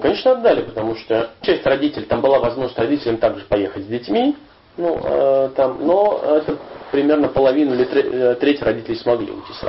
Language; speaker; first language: Russian; native; Russian